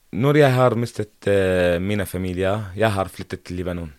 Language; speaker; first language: Norwegian; non-native, fluent; Arabic